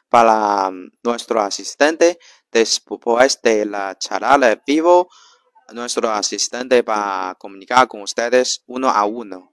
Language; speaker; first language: Spanish; non-native, learner; Chinese